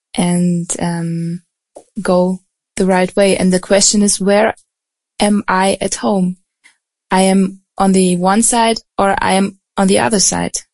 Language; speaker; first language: English; non-native, fluent; Russian